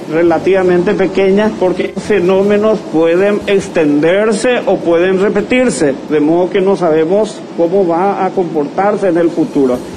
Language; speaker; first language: Spanish; native; Spanish